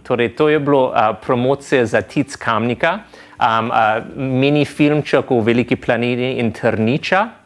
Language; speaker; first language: Slovenian; non-native, fluent; English